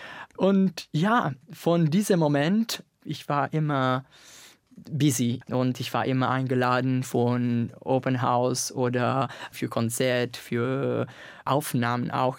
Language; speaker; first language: German; non-native, fluent; Italian